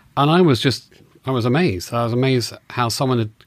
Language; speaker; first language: English; native; English